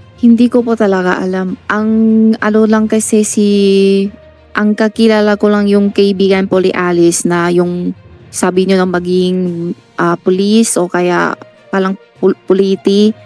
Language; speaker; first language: Filipino; non-native, learner; Chinese